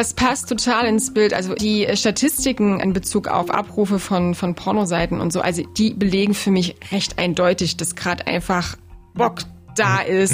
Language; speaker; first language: German; native; German